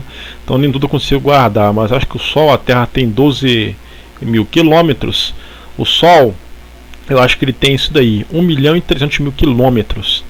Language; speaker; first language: Portuguese; native; Portuguese